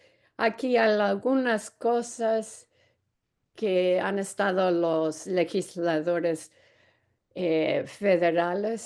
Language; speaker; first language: Spanish; non-native, fluent; English